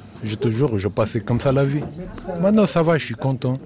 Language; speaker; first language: French; non-native, learner; Persian